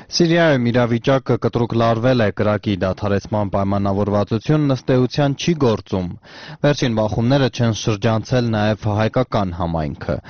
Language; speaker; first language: Armenian; native; Armenian